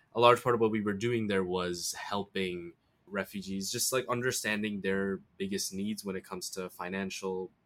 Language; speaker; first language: English; early bilingual, other home language; Bangla